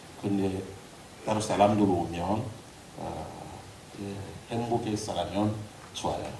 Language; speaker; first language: Korean; non-native, learner; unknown